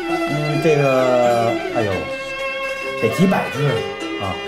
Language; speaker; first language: Chinese; native; Chinese